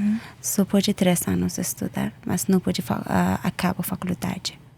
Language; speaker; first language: Portuguese; non-native, learner; Persian